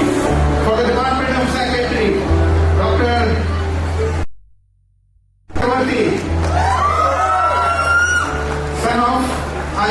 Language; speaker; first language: English; non-native, local second language; Telugu